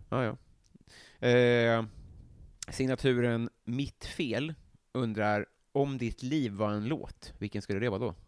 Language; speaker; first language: Swedish; native; Swedish